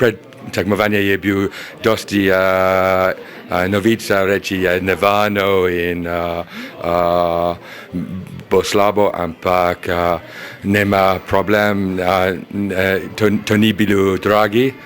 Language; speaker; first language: Slovenian; non-native, learner; English